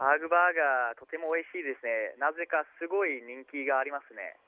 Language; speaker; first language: Japanese; non-native, fluent; English